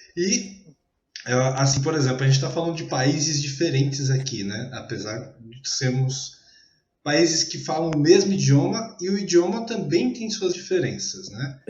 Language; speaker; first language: Portuguese; native; Portuguese